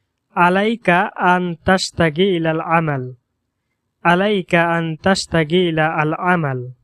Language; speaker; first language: Arabic; non-native, fluent; Bangla